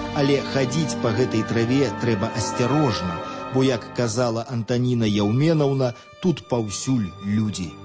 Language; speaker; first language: Belarusian; native; Belarusian